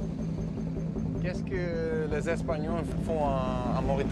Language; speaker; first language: French; non-native, learner; Dutch